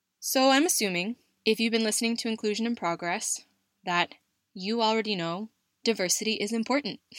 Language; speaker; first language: English; native; English